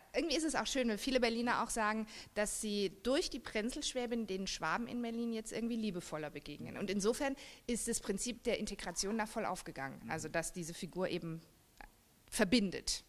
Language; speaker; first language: German; native; German